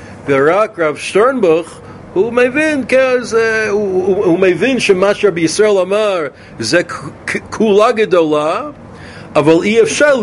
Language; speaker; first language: Hebrew; non-native, fluent; English